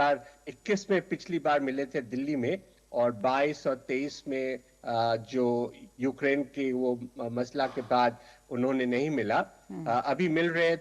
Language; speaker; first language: Hindi; native; Hindi